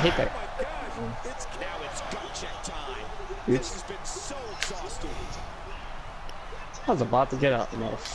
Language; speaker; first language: English; native; English